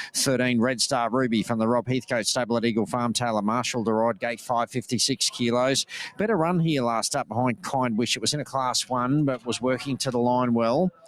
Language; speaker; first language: English; native; English